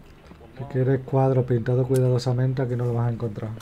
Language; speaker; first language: Spanish; native; Spanish